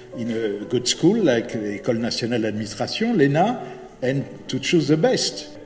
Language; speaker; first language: English; non-native, fluent; French